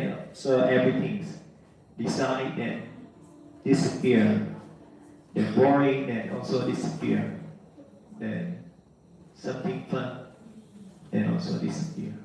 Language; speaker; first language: English; non-native, learner; Vietnamese